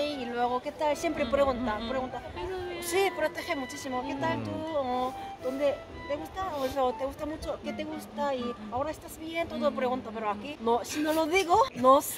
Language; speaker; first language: Spanish; non-native, fluent; Korean